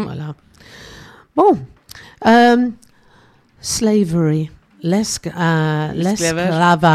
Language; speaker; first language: French; non-native, learner; English